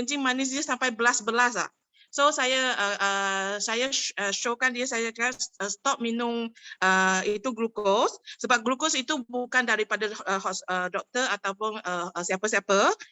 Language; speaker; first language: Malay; non-native, local second language; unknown